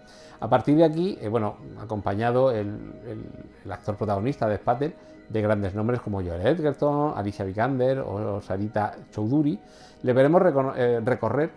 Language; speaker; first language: Spanish; native; Spanish